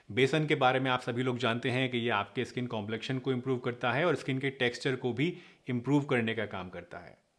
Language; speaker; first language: Hindi; native; Hindi